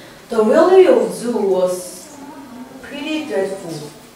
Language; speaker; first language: English; non-native, learner; Korean